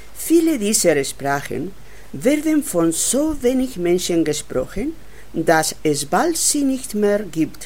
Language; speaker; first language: German; non-native, learner; Spanish